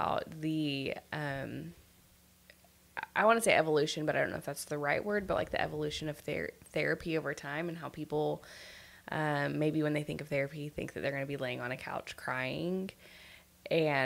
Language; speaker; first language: English; native; English